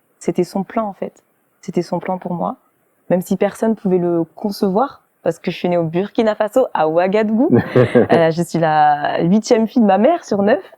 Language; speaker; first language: French; early bilingual, other home language; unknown